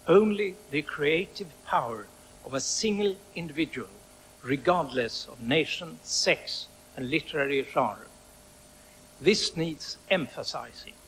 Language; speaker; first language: English; non-native, fluent; Swedish